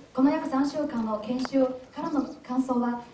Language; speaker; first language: Japanese; non-native, fluent; Chinese